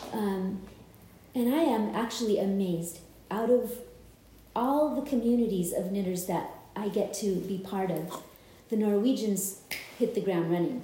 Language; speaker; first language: English; native; English